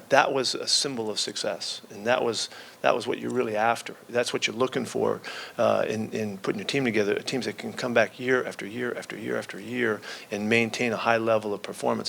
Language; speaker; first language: English; native; English